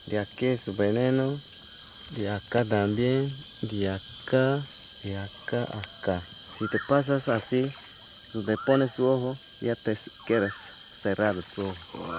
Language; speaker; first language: Spanish; non-native, local second language; Quechua